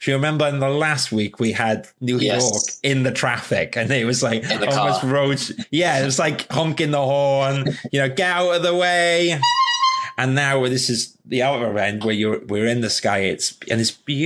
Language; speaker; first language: English; native; English